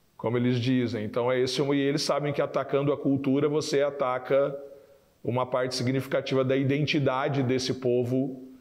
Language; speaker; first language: Portuguese; native; Portuguese